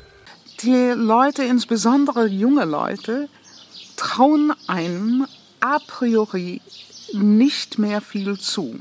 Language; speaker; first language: German; non-native, fluent; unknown